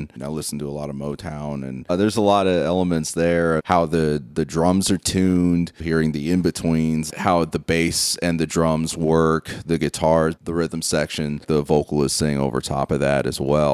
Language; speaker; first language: English; native; English